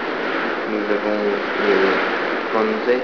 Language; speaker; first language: French; non-native, learner; English